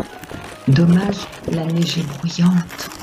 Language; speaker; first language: French; native; French